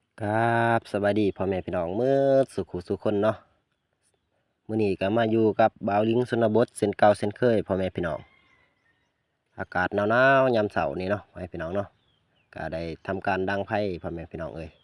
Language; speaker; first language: Thai; non-native, local second language; Lao